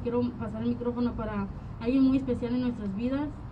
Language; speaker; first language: Spanish; early bilingual, heritage; Spanish